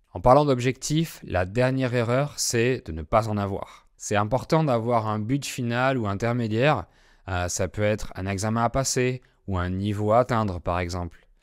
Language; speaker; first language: French; native; French